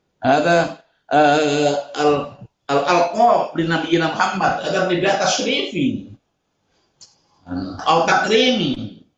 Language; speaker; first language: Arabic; non-native, fluent; Indonesian